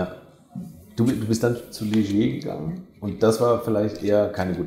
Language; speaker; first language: German; native; German